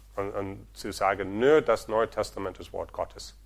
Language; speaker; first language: German; non-native, fluent; Portuguese